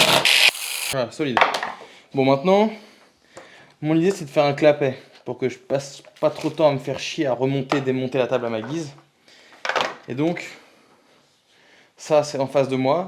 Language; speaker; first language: French; native; French